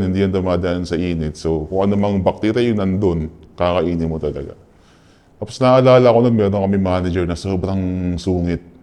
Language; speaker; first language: Filipino; native; Filipino